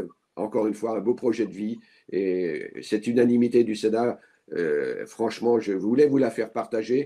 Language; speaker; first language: French; native; French